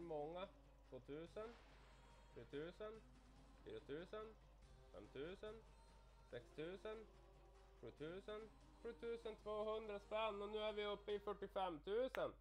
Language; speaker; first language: Swedish; native; Swedish